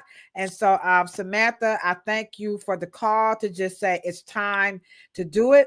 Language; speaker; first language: English; native; English